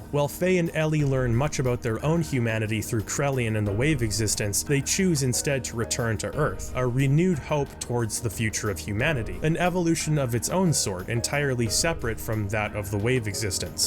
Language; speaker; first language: English; native; English